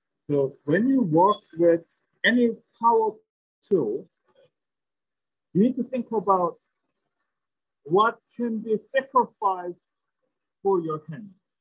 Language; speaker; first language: English; non-native, fluent; Korean